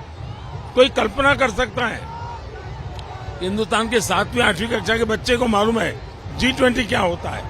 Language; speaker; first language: Hindi; non-native, local second language; Gujarati